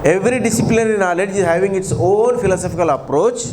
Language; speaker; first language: English; non-native, local second language; Telugu